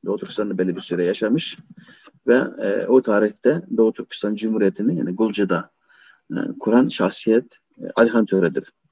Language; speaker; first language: Turkish; non-native, fluent; Uyghur